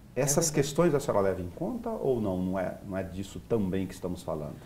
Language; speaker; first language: Portuguese; native; Portuguese